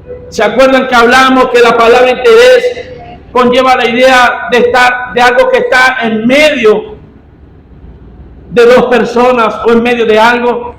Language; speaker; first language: Spanish; native; Spanish